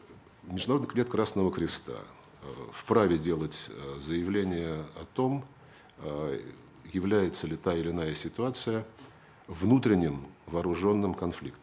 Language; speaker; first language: Russian; native; Russian